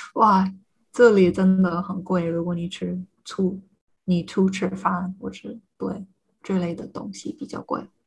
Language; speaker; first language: Chinese; non-native, fluent; English